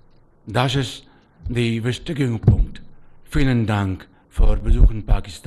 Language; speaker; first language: German; non-native, learner; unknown